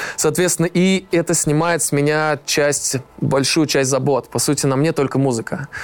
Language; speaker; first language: Russian; native; Russian